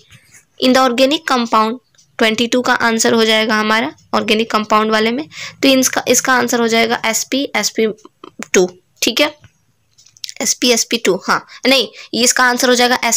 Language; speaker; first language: Hindi; native; Hindi